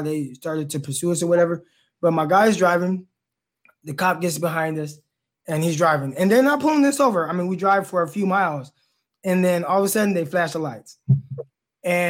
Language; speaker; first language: English; native; English